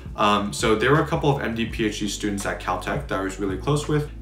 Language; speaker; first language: English; native; English